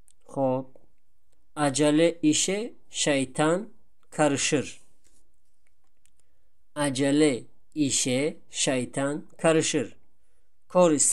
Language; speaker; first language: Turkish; non-native, fluent; Tajik